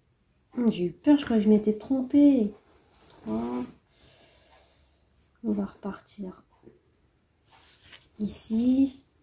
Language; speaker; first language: French; native; French